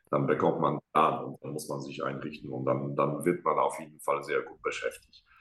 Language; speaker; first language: German; non-native, fluent; Polish